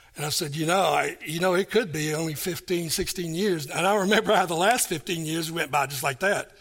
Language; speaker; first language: English; native; English